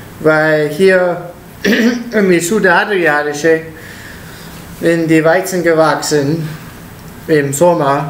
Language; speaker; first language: German; non-native, learner; Italian